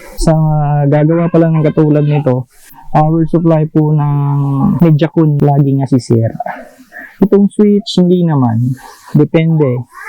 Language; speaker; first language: Filipino; non-native, local second language; Cebuano